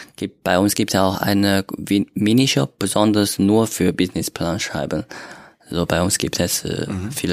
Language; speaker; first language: German; non-native, learner; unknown